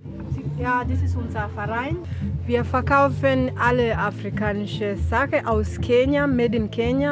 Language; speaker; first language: German; non-native, learner; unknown